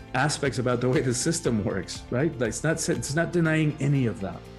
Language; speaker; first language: English; early bilingual, other home language; Spanish